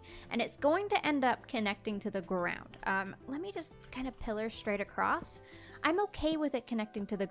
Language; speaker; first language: English; native; English